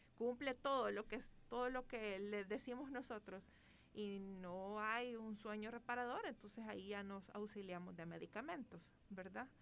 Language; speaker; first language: Spanish; native; Spanish